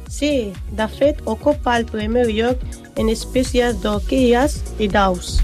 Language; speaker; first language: Catalan; non-native, learner; Spanish